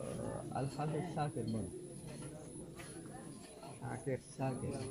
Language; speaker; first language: Arabic; non-native, fluent; Rohingya